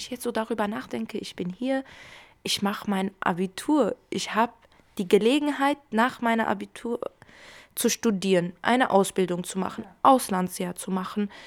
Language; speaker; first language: German; early bilingual, other home language; Kurdish